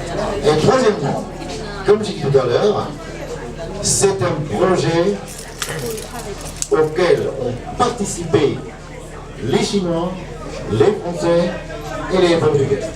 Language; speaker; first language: French; non-native, fluent; Chinese